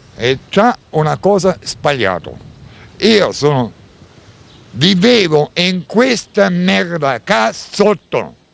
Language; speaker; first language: Italian; non-native, learner; German